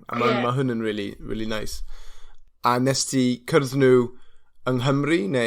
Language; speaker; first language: Welsh; non-native, fluent; English